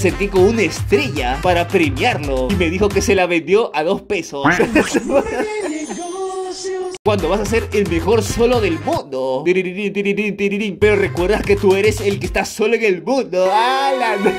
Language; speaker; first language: Spanish; native; Spanish